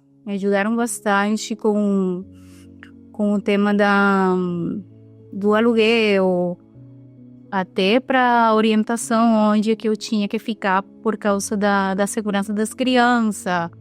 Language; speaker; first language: Portuguese; non-native, fluent; Spanish